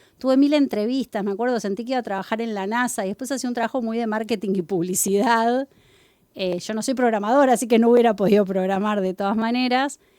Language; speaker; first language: Spanish; native; Spanish